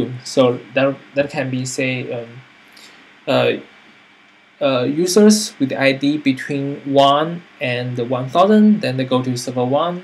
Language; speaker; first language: English; non-native, fluent; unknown